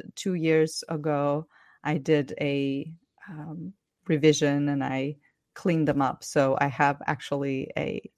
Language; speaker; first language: English; non-native, fluent; Ukrainian